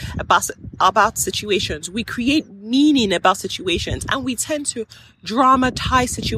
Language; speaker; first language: English; non-native, local second language; Yoruba